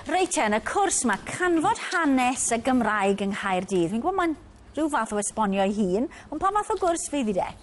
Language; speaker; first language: Welsh; native; Welsh